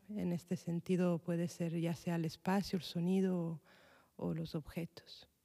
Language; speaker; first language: Spanish; non-native, fluent; Italian